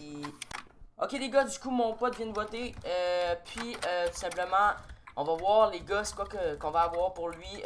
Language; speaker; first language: French; native; French